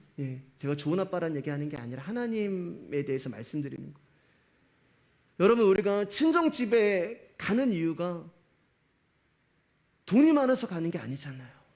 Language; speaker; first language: Korean; native; Korean